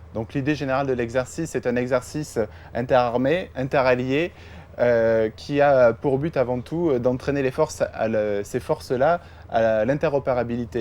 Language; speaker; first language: French; native; French